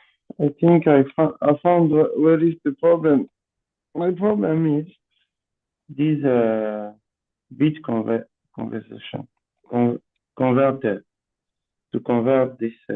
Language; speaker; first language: English; non-native, learner; Portuguese